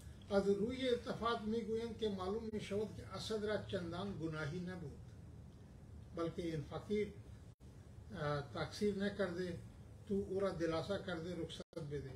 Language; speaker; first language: Persian; non-native, fluent; Hindi